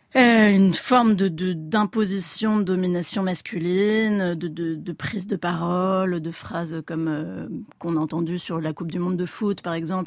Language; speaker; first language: French; native; French